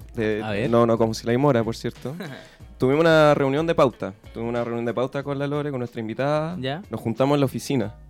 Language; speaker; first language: Spanish; non-native, local second language; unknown